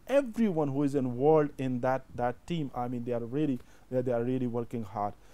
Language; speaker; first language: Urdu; non-native, local second language; Pashto